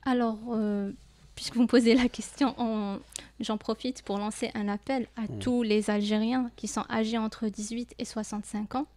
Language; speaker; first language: French; non-native, local second language; Arabic